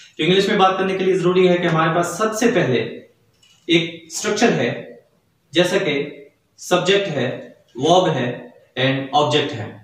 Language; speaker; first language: Urdu; native; Urdu